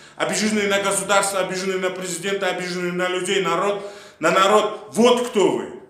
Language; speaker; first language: Russian; non-native, local second language; Uzbek